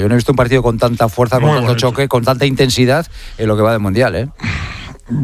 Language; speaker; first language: Spanish; native; Spanish